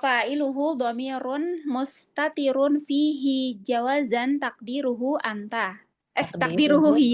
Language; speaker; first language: Arabic; non-native, learner; Indonesian